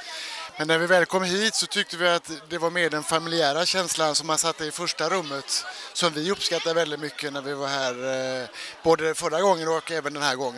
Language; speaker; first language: Swedish; native; Swedish